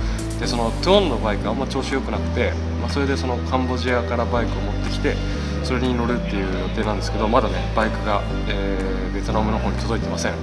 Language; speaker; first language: Japanese; native; Japanese